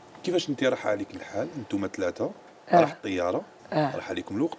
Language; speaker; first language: Arabic; native; Arabic